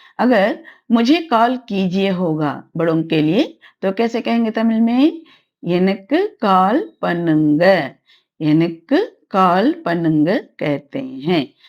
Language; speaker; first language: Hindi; non-native, local second language; Tamil